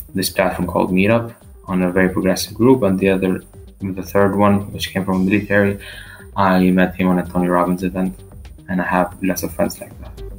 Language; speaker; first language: English; non-native, fluent; Albanian